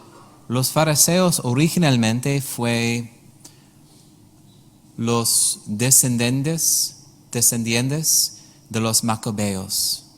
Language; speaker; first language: Spanish; non-native, learner; English